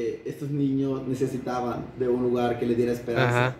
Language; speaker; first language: Spanish; native; Spanish